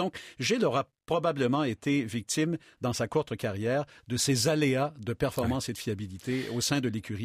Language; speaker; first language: French; native; French